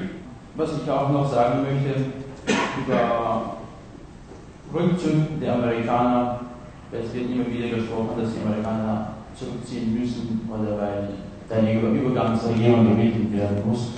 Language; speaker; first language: German; non-native, fluent; Kurdish